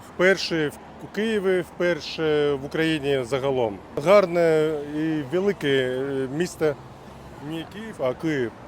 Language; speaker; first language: Ukrainian; non-native, learner; Kazakh